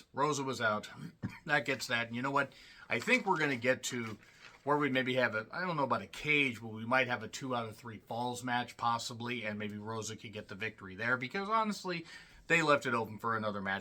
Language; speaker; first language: English; native; English